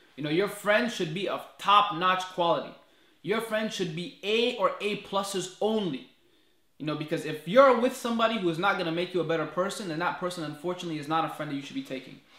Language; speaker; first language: English; native; English